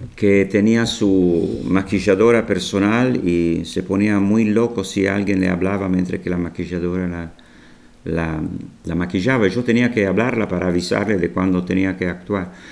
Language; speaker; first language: Spanish; non-native, fluent; Italian